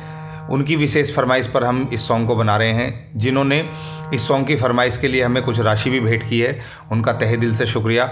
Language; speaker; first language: Hindi; native; Hindi